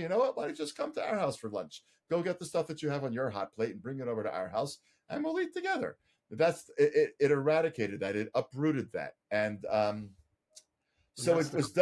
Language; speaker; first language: English; native; English